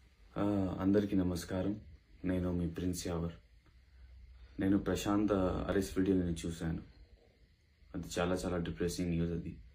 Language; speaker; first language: Telugu; non-native, learner; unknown